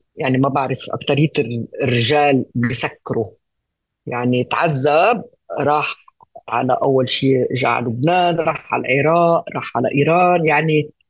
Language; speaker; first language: Arabic; native; Arabic